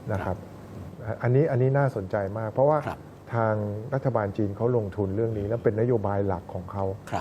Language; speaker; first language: Thai; native; Thai